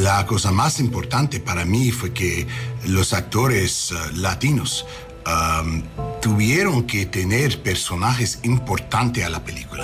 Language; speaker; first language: Spanish; non-native, learner; English